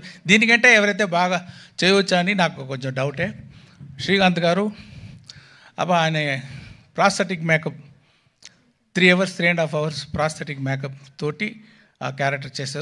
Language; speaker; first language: Telugu; non-native, local second language; Tamil